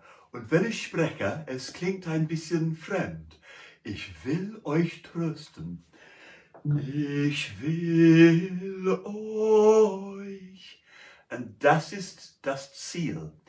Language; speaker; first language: German; non-native, learner; English